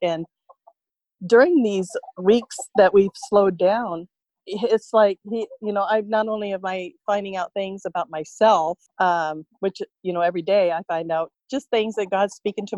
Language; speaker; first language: English; native; English